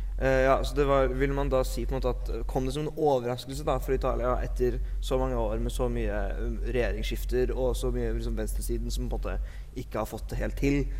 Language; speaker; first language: Norwegian; native; Norwegian